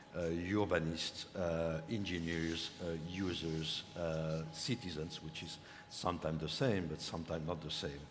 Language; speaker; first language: English; non-native, fluent; French